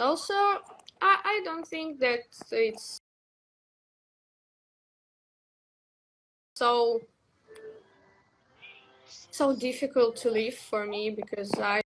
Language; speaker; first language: English; non-native, learner; Russian